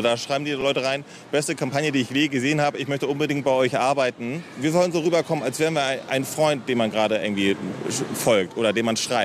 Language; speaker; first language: German; native; German